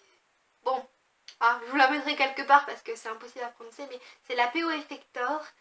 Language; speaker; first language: French; native; French